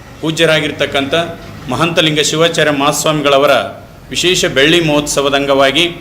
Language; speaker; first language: Kannada; native; Kannada